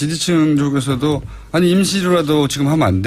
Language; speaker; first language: Korean; native; Korean